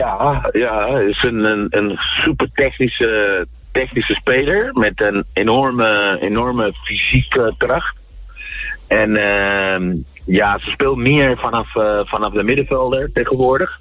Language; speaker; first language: Dutch; non-native, fluent; Spanish